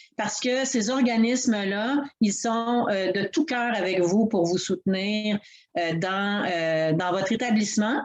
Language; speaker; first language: French; native; French